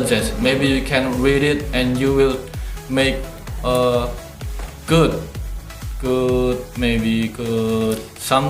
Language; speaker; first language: English; non-native, learner; Indonesian